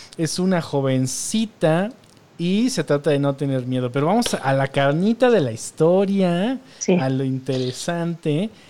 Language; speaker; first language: Spanish; native; Spanish